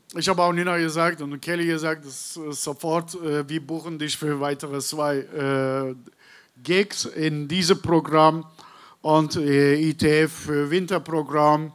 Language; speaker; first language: German; non-native, learner; Turkish